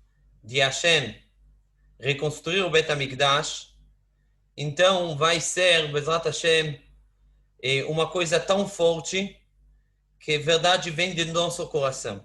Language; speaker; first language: Portuguese; non-native, fluent; Hebrew